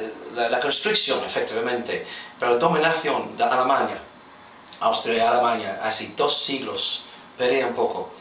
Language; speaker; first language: Spanish; non-native, fluent; English